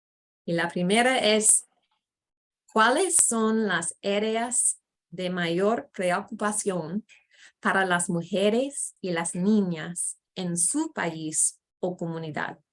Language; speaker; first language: Spanish; non-native, fluent; English